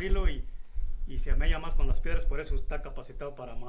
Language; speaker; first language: Spanish; native; Spanish